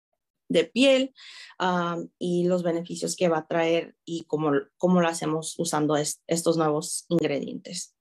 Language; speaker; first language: Spanish; early bilingual, heritage; Spanish